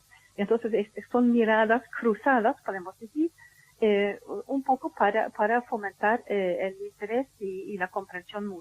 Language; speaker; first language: Spanish; non-native, fluent; Swedish